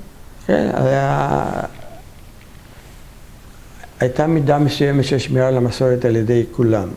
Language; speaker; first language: Hebrew; non-native, fluent; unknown